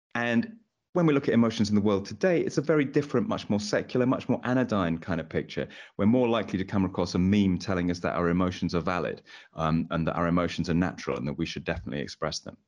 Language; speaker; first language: English; native; English